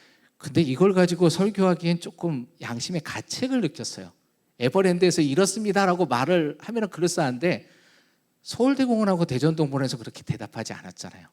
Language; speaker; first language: Korean; native; Korean